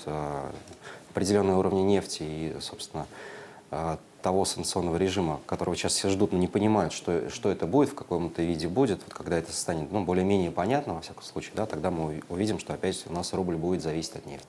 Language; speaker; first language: Russian; native; Russian